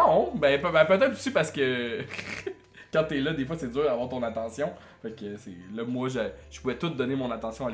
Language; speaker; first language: French; native; French